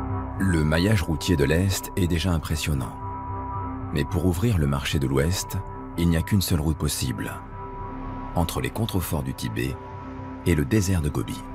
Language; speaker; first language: French; native; French